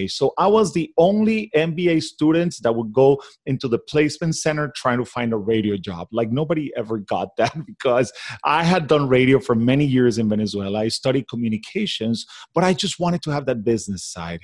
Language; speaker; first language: English; non-native, fluent; Spanish